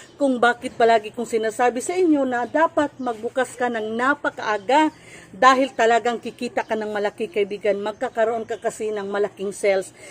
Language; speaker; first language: Filipino; non-native, local second language; Cebuano